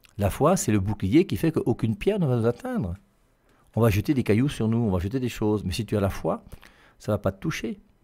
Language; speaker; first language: French; native; French